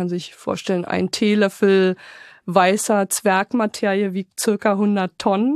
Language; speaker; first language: German; native; German